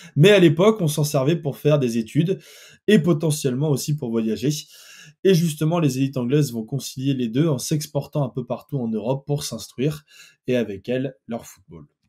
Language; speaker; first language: French; native; French